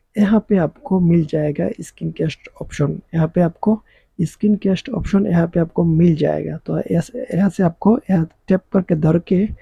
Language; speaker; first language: Hindi; non-native, local second language; Bangla